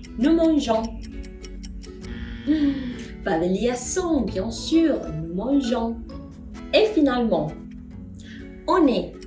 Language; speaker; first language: French; non-native, fluent; Spanish